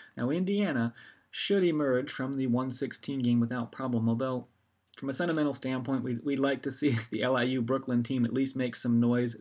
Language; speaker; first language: English; native; English